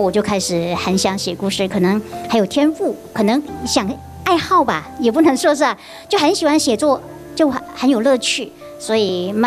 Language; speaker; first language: Chinese; non-native, local second language; Hakka Chinese